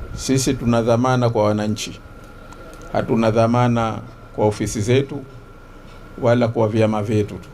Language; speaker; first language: Swahili; native; Swahili